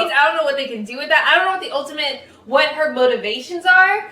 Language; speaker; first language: English; native; English